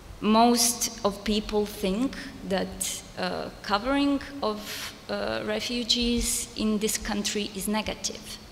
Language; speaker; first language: English; non-native, fluent; Serbian